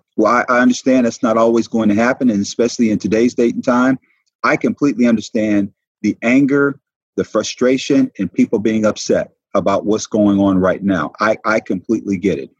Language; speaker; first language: English; native; English